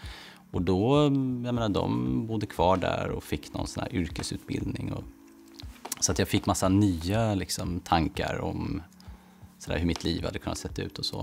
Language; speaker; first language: Swedish; native; Swedish